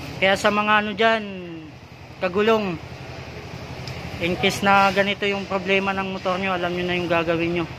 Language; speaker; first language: Filipino; non-native, local second language; Waray